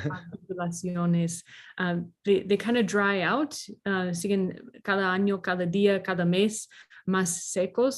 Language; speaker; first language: Spanish; non-native, learner; English